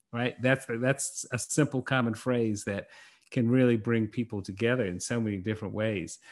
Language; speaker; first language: English; native; English